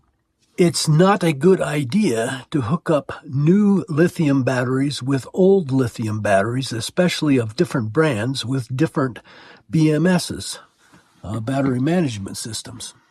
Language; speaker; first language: English; native; English